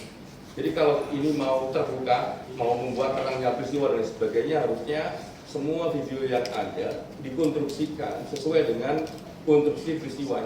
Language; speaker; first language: Indonesian; native; Indonesian